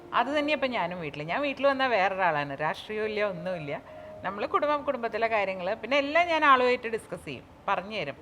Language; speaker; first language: Malayalam; native; Malayalam